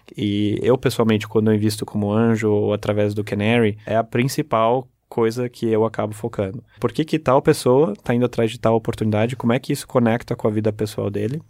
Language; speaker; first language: Portuguese; early bilingual, other home language; German